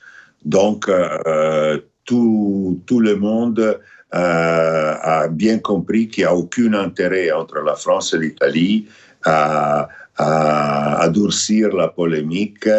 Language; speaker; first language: French; non-native, fluent; Italian